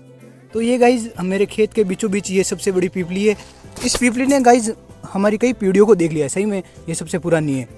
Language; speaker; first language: Hindi; non-native, local second language; Rajasthani